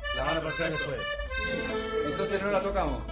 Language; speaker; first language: Spanish; native; Spanish